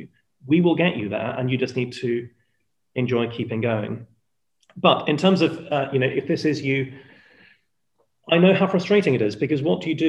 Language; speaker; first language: English; non-native, fluent; Spanish